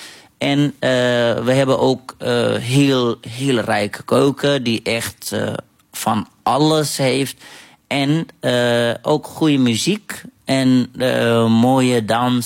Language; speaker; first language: Dutch; non-native, fluent; Arabic